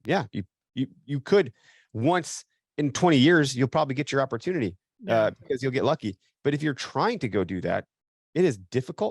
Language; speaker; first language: English; native; English